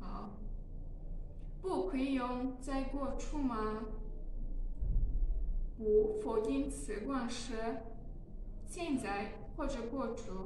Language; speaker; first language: Chinese; non-native, learner; Tajik